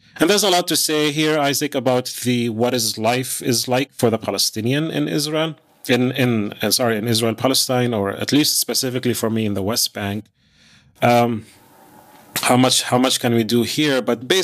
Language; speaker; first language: English; non-native, fluent; Arabic